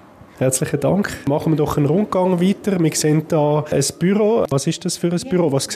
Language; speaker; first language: German; native; German